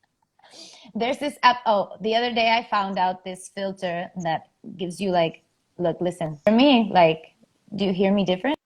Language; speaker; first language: English; non-native, fluent; Spanish